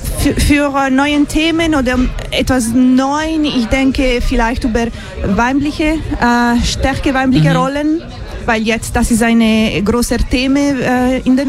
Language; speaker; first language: German; non-native, learner; English